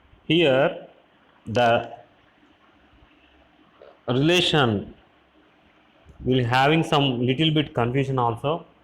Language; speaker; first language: English; non-native, local second language; Telugu